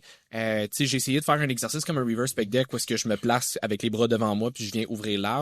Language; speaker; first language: French; native; French